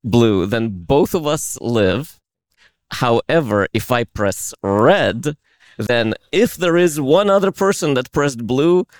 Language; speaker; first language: English; early bilingual, other home language; Russian